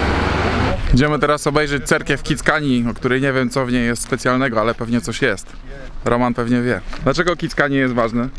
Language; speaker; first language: Polish; native; Polish